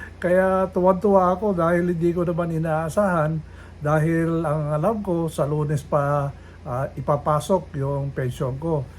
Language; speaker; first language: Filipino; non-native, local second language; Iloko